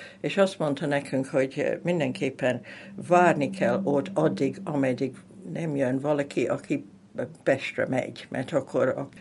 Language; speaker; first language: Hungarian; non-native, fluent; English